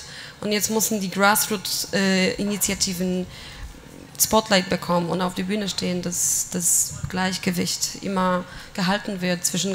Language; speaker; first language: German; non-native, fluent; Polish